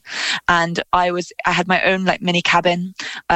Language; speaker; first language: English; native; English